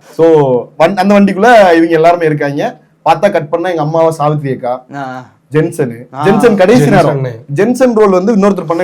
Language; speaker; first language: Tamil; native; Tamil